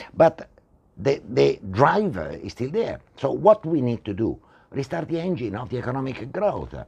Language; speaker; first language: English; non-native, fluent; Italian